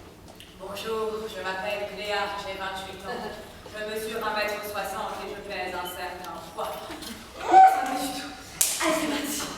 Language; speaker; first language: French; native; French